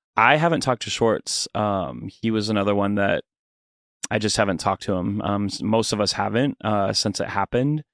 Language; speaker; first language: English; native; English